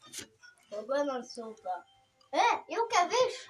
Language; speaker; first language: Bulgarian; early bilingual, other home language; Russian